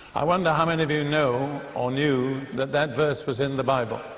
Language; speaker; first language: English; native; English